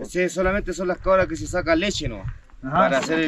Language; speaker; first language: Spanish; native; Spanish